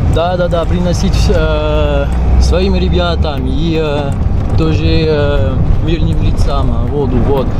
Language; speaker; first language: Russian; non-native, fluent; French